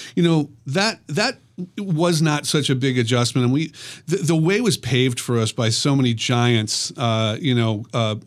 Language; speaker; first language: English; native; English